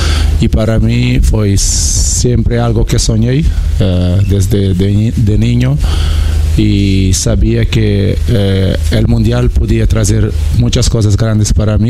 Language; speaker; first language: Spanish; non-native, learner; Portuguese